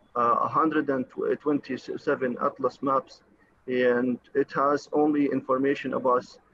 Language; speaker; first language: English; non-native, fluent; Arabic